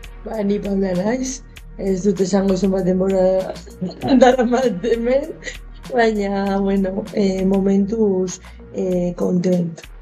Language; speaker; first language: Basque; non-native, fluent; Spanish